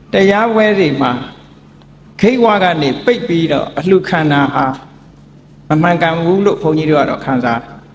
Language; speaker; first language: Burmese; native; Burmese